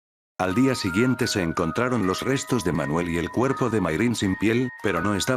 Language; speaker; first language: Spanish; native; Spanish